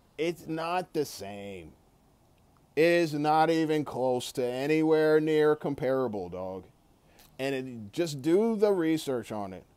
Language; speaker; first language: English; native; English